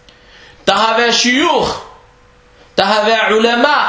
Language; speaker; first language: Danish; early bilingual, other home language; Arabic